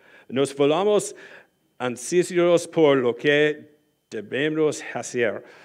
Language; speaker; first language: Spanish; non-native, learner; English